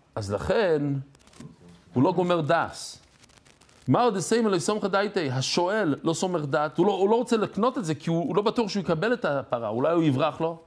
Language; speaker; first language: Hebrew; non-native, fluent; English